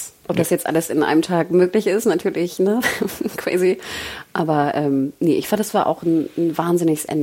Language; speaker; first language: German; native; German